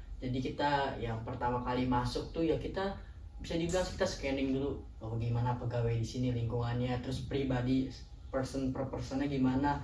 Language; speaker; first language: Indonesian; native; Indonesian